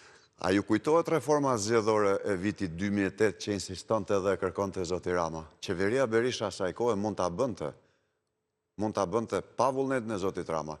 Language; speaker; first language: Albanian; native; Albanian